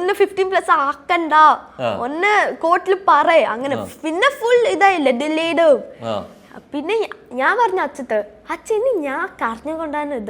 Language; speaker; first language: Malayalam; early bilingual, heritage; Malayalam